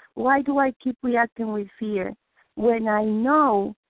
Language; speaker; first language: English; non-native, fluent; Spanish